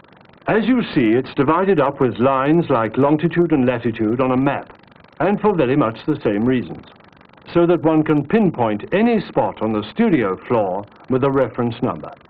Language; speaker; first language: English; native; English